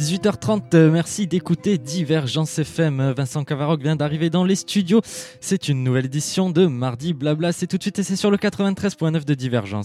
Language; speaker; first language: French; native; French